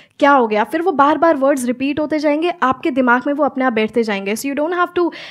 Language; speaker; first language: Hindi; native; Hindi